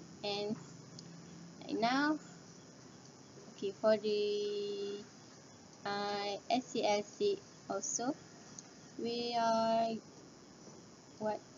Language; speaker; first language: English; non-native, learner; Malay